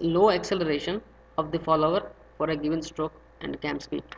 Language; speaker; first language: English; non-native, local second language; Gujarati